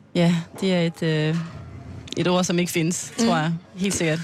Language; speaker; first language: Danish; non-native, fluent; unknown